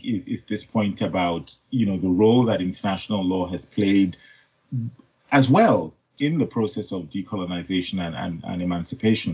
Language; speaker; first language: English; non-native, local second language; Yoruba